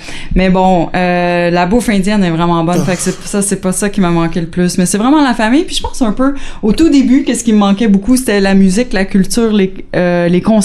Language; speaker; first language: French; native; French